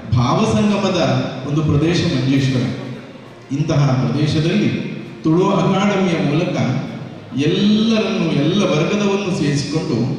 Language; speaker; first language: Kannada; non-native, local second language; Tulu